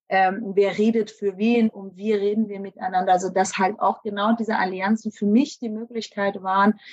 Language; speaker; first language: German; native; German